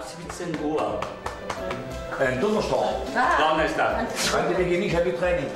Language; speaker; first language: German; non-native, learner; Italian